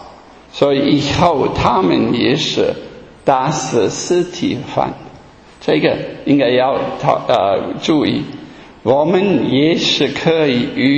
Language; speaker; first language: Chinese; non-native, fluent; German